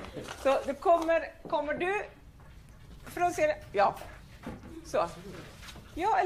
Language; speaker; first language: Swedish; non-native, fluent; Arabic